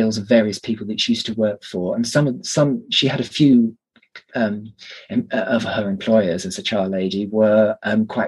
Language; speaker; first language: English; native; English